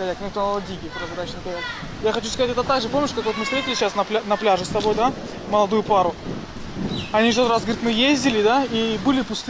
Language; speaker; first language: Russian; native; Russian